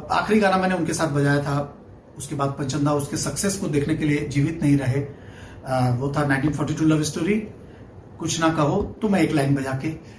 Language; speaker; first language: Hindi; non-native, local second language; Bangla